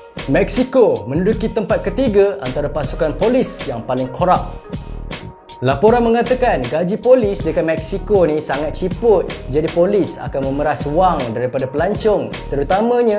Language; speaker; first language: Malay; native; Malay